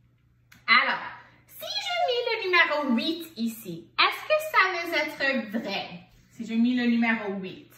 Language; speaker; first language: French; non-native, local second language; English